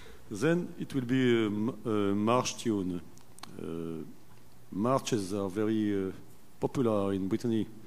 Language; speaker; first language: English; non-native, fluent; French